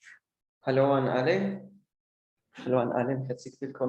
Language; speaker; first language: German; non-native, learner; Spanish